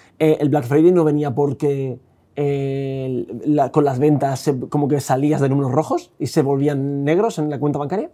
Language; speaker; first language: Spanish; native; Spanish